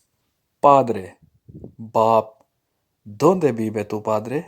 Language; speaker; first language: Spanish; non-native, fluent; Urdu